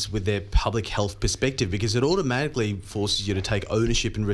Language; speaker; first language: English; non-native, local second language; Hindi